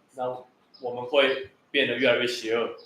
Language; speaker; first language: Chinese; native; Chinese